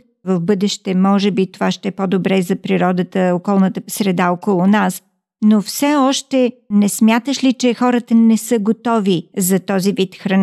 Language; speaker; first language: Bulgarian; native; Bulgarian